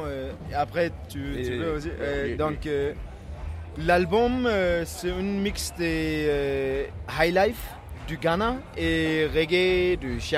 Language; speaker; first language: French; non-native, learner; Danish